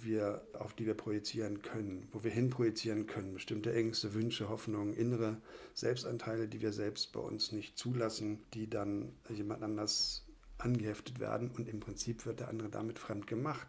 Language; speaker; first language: German; native; German